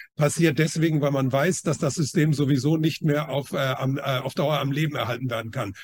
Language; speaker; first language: German; non-native, fluent; Chinese